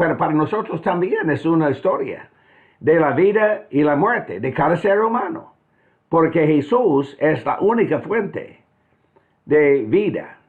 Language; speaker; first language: Spanish; non-native, fluent; English